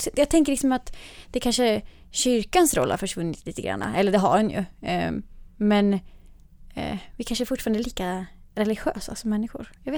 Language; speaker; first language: Swedish; native; Swedish